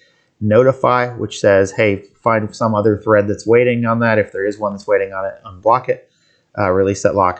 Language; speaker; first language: English; native; English